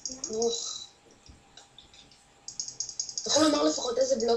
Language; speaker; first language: Hebrew; native; Hebrew